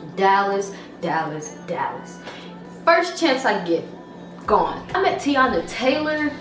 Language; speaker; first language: English; native; English